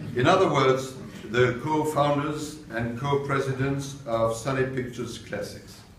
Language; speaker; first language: English; non-native, fluent; French